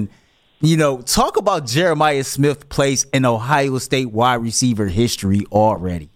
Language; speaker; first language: English; native; English